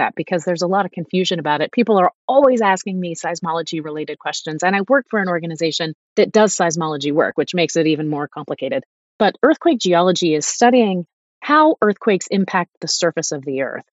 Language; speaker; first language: English; native; English